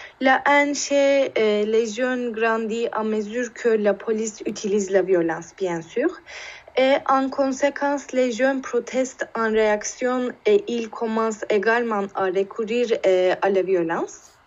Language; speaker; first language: French; non-native, learner; Turkish